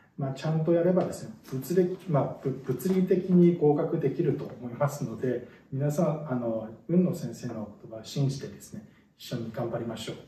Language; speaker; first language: Japanese; non-native, fluent; Chinese